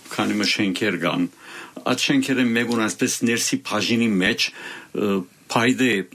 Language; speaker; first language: Armenian; native; Armenian